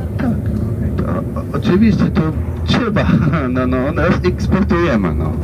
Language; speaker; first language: Polish; non-native, learner; Arabic